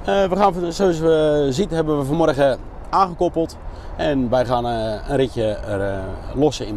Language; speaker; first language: Dutch; native; Dutch